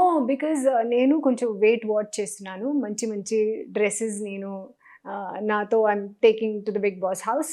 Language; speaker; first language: Telugu; non-native, local second language; Hindi